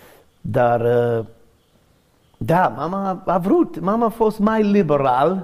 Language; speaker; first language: Romanian; non-native, learner; English